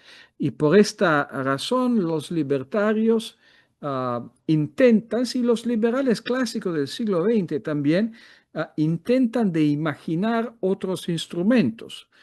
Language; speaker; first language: Spanish; non-native, fluent; Italian